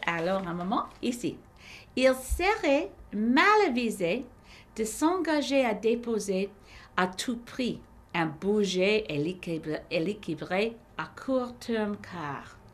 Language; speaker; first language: French; non-native, learner; English